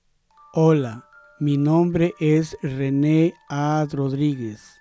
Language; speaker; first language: Spanish; early bilingual, heritage; Spanish